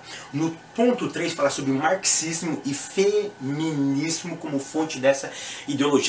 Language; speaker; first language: Portuguese; native; Portuguese